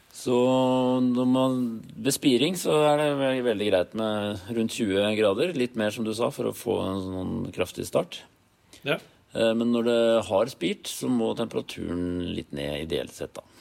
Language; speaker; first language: Norwegian; native; Norwegian